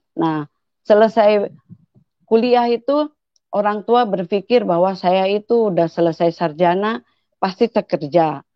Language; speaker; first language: Indonesian; native; Indonesian